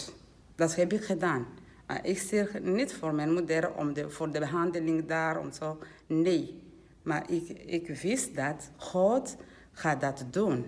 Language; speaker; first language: Dutch; non-native, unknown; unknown